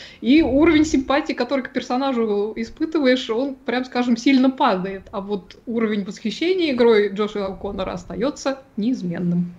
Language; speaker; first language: Russian; native; Russian